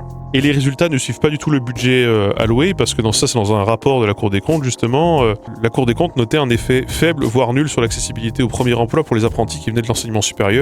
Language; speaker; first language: French; native; French